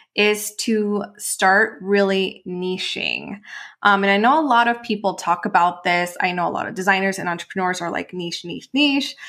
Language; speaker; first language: English; non-native, fluent; Spanish